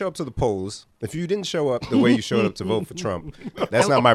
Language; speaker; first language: English; native; English